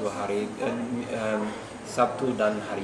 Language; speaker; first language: Indonesian; non-native, learner; English